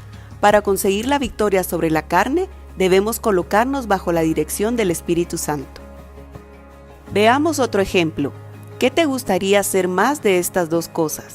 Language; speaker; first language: Spanish; native; Spanish